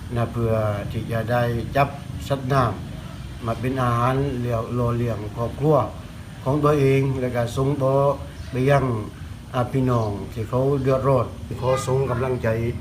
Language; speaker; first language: Thai; native; Thai